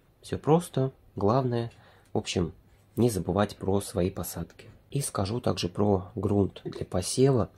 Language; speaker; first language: Russian; native; Russian